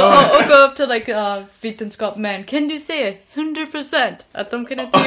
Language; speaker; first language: Swedish; non-native, learner; English